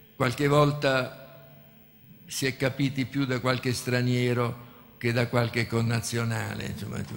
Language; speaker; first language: Italian; native; Italian